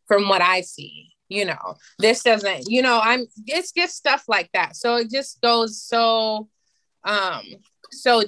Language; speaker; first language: English; native; English